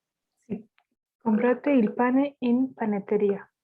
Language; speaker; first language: Italian; non-native, learner; Spanish